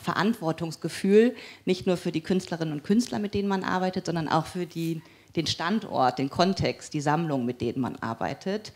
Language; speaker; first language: German; native; German